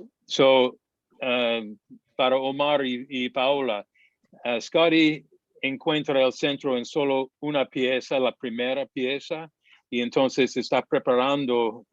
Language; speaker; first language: Spanish; non-native, fluent; English